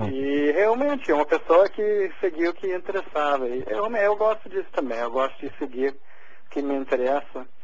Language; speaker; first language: Portuguese; non-native, fluent; English